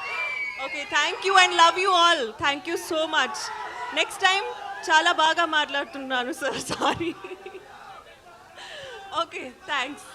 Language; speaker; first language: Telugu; non-native, learner; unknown